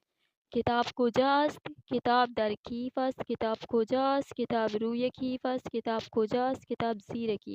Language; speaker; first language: Persian; non-native, learner; Urdu